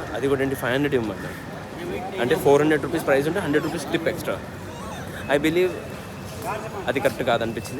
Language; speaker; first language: Telugu; native; Telugu